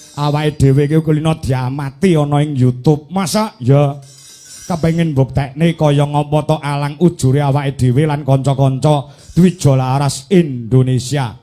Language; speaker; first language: Javanese; native; Javanese